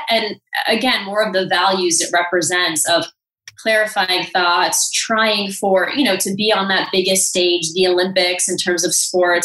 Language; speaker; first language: English; native; English